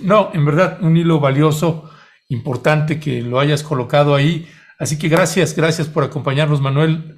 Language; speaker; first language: Spanish; native; Spanish